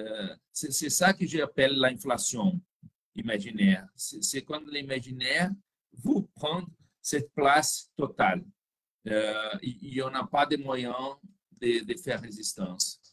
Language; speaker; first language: French; non-native, fluent; Portuguese